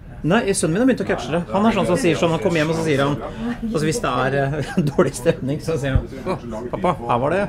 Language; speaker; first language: Norwegian; native; Norwegian